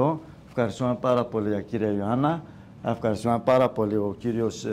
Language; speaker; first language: Greek; non-native, learner; Kurdish